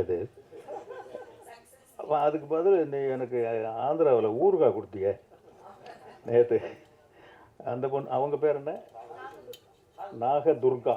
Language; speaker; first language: Tamil; native; Tamil